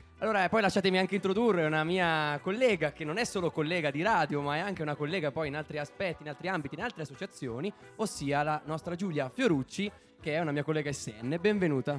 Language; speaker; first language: Italian; native; Italian